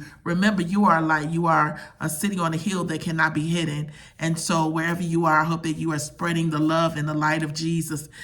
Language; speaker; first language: English; native; English